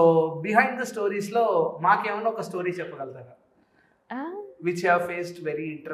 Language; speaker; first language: Telugu; native; Telugu